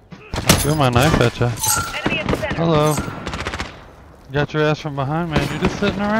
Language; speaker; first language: English; native; English